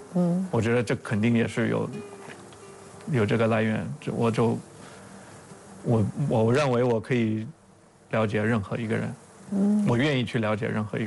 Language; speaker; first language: Chinese; non-native, fluent; English